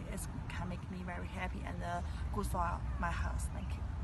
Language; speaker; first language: English; non-native, learner; Chinese